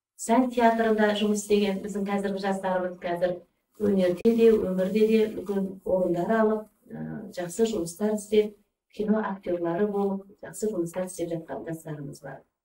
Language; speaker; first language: Kazakh; early bilingual, heritage; Kazakh